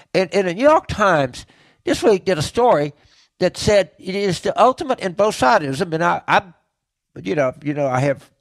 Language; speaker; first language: English; native; English